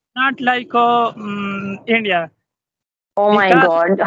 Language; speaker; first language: English; non-native, local second language; Pashto